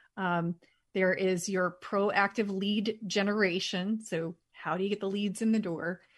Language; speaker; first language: English; native; English